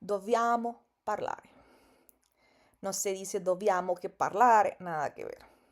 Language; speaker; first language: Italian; non-native, fluent; Spanish